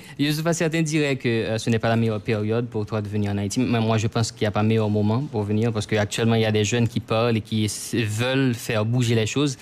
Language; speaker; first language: French; non-native, local second language; Haitian Creole